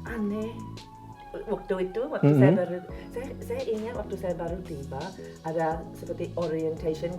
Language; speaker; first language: Indonesian; non-native, fluent; English